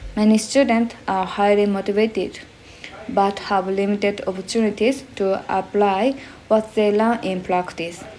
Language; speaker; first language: English; non-native, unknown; Japanese